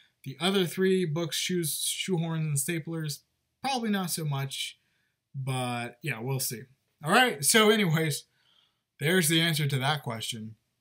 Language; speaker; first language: English; native; English